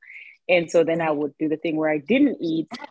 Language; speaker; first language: English; non-native, local second language; Swati